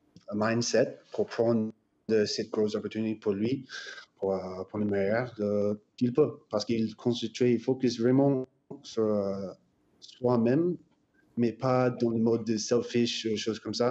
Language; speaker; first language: French; non-native, fluent; English